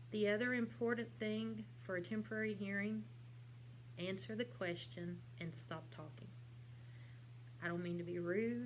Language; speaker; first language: English; native; English